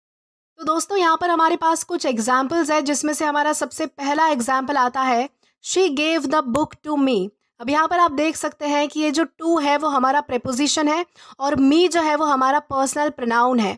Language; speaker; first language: Hindi; native; Hindi